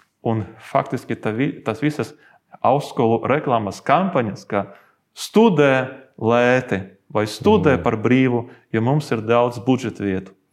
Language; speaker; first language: Latvian; non-native, local second language; Russian